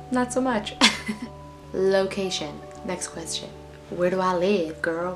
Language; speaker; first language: English; native; English